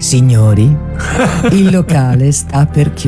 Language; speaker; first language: Italian; native; Italian